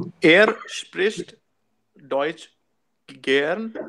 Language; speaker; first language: German; non-native, learner; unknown